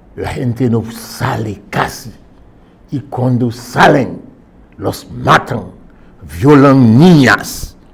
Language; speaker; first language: Spanish; non-native, fluent; Haitian Creole